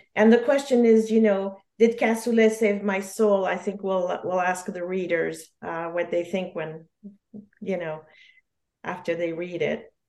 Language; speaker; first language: English; non-native, fluent; French